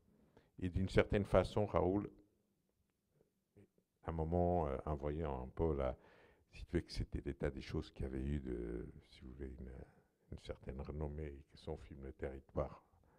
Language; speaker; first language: French; non-native, fluent; Portuguese